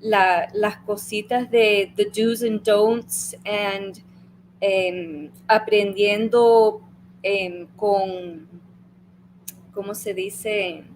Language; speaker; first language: Spanish; early bilingual, heritage; Spanish